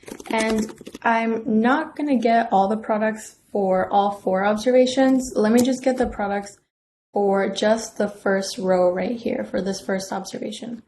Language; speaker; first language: English; native; English